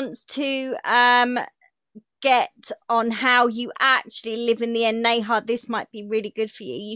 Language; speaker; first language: English; native; English